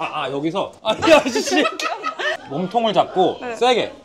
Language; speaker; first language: Korean; native; Korean